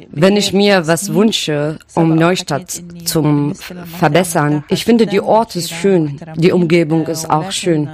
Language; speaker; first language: German; non-native, learner; Arabic